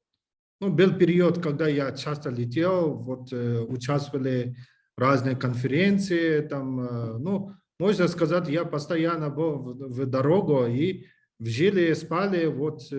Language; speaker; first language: Russian; non-native, learner; English